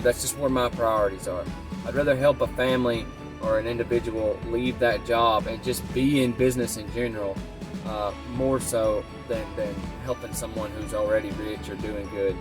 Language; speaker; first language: English; native; English